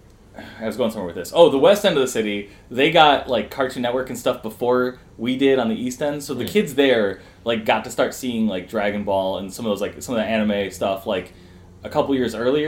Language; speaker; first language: English; native; English